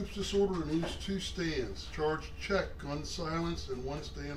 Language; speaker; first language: English; native; English